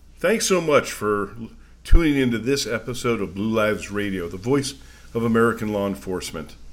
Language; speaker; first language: English; native; English